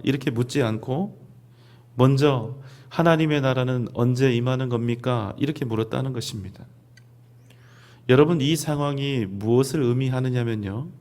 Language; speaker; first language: Korean; native; Korean